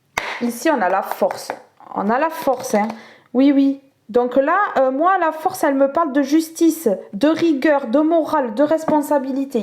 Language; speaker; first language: French; native; French